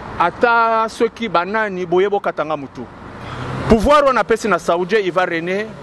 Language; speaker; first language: Lingala; native; Lingala